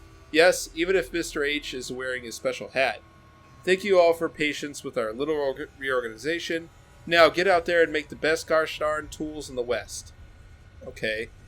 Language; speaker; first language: English; native; English